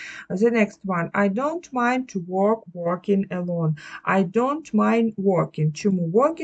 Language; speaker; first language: English; non-native, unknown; Ukrainian